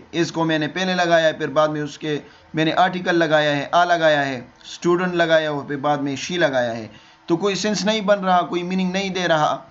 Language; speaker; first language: Urdu; non-native, local second language; Pashto